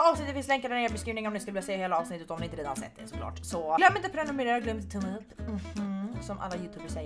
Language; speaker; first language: Swedish; native; Swedish